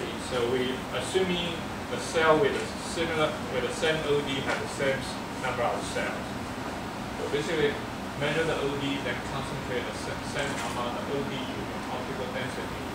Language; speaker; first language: English; non-native, fluent; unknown